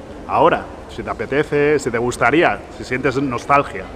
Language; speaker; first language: Spanish; native; Spanish